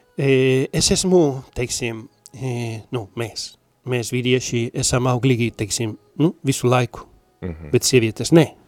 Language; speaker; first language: Latvian; non-native, learner; Spanish